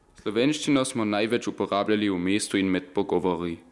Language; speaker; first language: Slovenian; non-native, learner; German